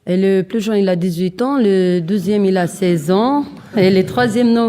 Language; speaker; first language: French; non-native, learner; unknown